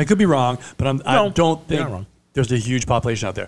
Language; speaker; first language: English; non-native, fluent; Italian